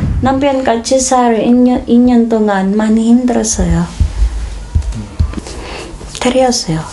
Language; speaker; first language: Korean; non-native, learner; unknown